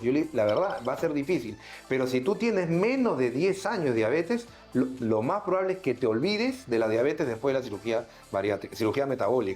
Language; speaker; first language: Spanish; native; Spanish